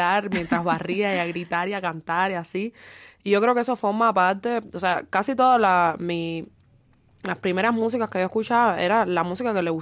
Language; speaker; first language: Spanish; native; Spanish